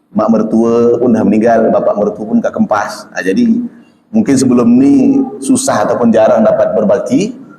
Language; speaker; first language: Malay; native; Malay